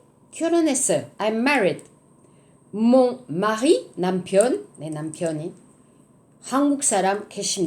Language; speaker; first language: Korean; non-native, learner; French